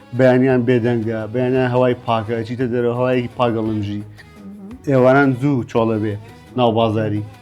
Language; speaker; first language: Central Kurdish; non-native, local second language; Gurani